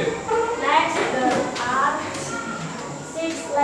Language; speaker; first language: English; non-native, learner; Indonesian